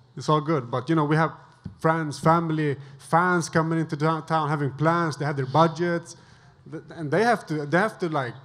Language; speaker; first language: English; non-native, fluent; Swedish